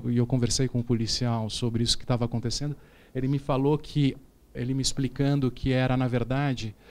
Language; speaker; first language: Portuguese; native; Portuguese